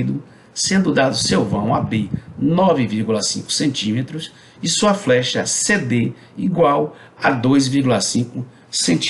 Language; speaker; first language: Portuguese; native; Portuguese